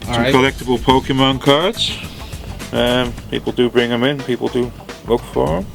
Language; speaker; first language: English; non-native, fluent; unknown